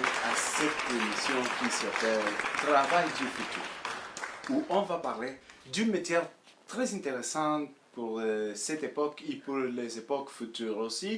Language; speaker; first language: French; early bilingual, other home language; Spanish